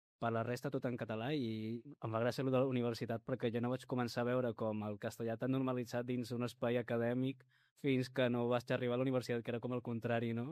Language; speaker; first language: Catalan; early bilingual, other home language; Spanish